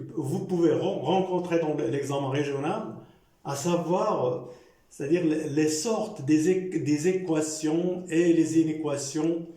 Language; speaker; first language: French; non-native, local second language; Arabic